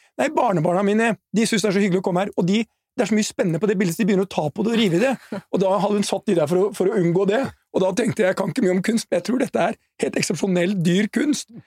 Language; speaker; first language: Norwegian; native; Norwegian